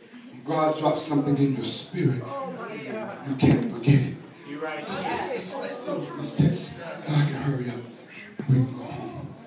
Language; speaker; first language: English; native; English